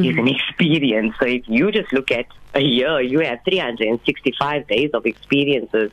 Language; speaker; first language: English; native; English